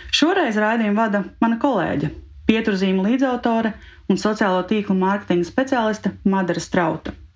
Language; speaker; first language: Latvian; native; Latvian